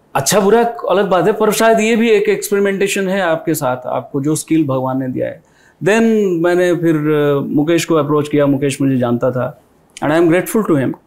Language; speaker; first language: Hindi; non-native, local second language; Odia